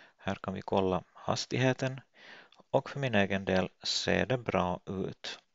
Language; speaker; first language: Swedish; native; Swedish